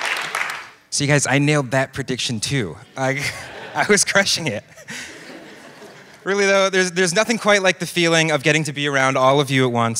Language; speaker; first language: English; native; English